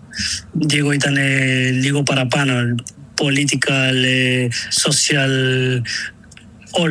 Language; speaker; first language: Greek; non-native, learner; Spanish